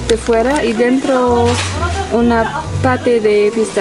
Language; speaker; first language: Spanish; non-native, fluent; Turkish